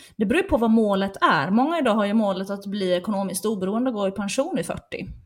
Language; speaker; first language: Swedish; native; Swedish